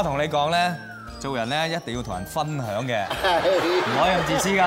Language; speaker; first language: Cantonese; native; Cantonese